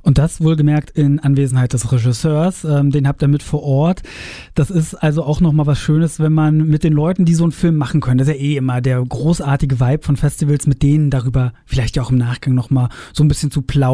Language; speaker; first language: German; native; German